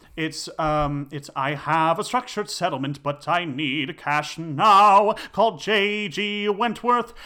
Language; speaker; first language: English; native; English